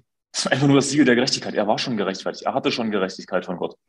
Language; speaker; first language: German; native; German